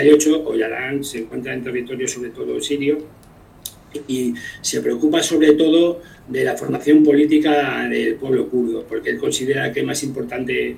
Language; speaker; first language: Spanish; native; Spanish